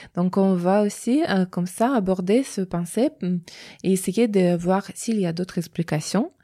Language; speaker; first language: French; non-native, fluent; Russian